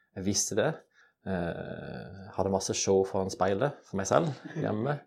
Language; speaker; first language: Norwegian; non-native, fluent; English